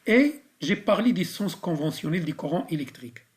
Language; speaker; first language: French; non-native, local second language; Arabic